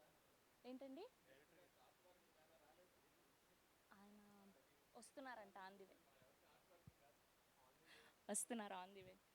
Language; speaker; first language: Telugu; native; Telugu